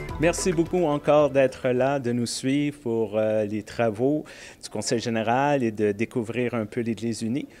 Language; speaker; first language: French; native; French